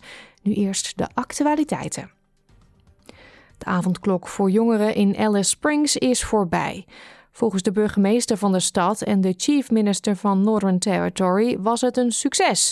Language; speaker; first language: Dutch; native; Dutch